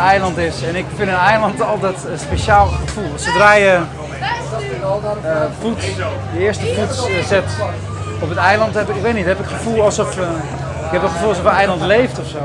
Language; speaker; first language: Dutch; native; Dutch